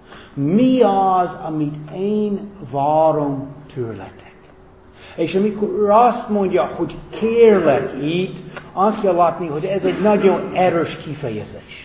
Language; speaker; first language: Hungarian; non-native, fluent; English